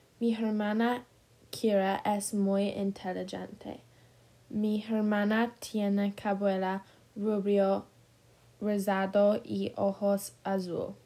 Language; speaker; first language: Spanish; non-native, learner; English